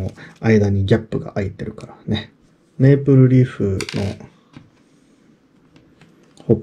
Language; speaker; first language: Japanese; non-native, fluent; English